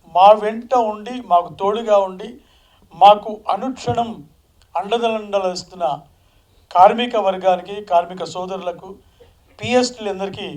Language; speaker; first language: Telugu; native; Telugu